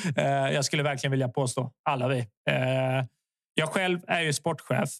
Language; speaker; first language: Swedish; early bilingual, other home language; Bosnian